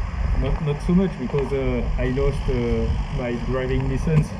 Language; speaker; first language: English; non-native, learner; French